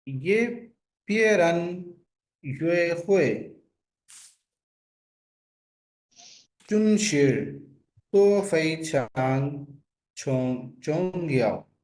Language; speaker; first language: Chinese; non-native, learner; Urdu